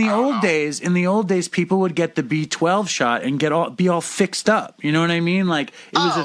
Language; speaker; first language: English; native; English